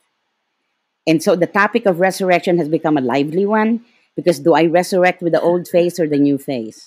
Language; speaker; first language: English; non-native, local second language; Filipino